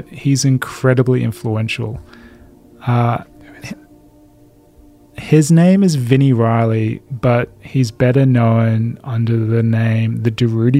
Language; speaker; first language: English; native; English